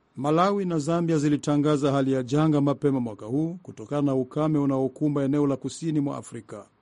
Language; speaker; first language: Swahili; non-native, local second language; Rundi